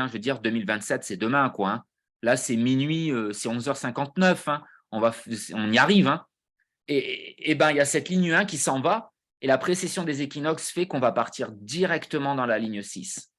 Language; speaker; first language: French; native; French